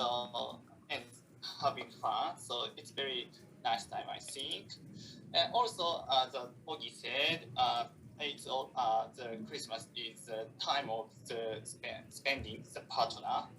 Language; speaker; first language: English; non-native, learner; Japanese